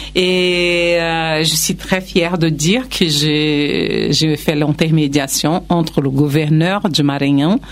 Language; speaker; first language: French; non-native, fluent; Portuguese